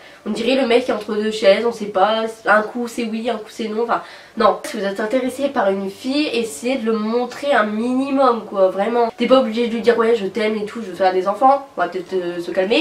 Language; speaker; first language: French; native; French